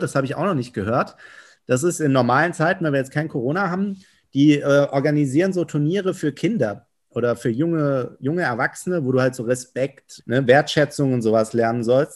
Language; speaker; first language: German; native; German